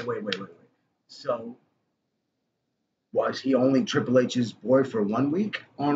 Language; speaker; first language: English; native; English